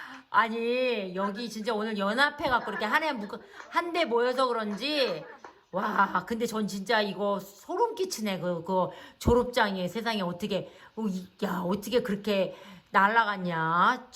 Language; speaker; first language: Korean; native; Korean